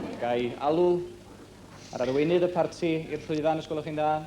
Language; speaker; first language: Welsh; native; Welsh